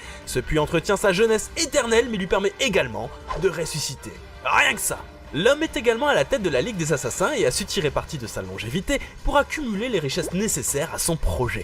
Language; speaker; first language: French; native; French